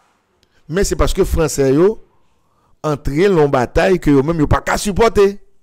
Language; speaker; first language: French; non-native, local second language; Haitian Creole